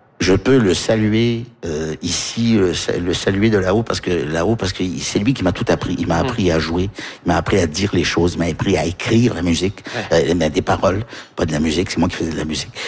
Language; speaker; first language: French; early bilingual, heritage; French